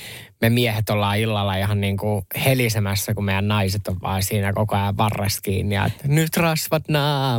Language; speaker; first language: Finnish; native; Finnish